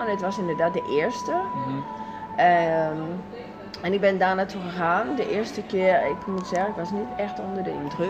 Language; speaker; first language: Dutch; non-native, fluent; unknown